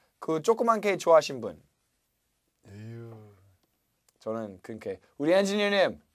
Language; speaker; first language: Korean; non-native, fluent; English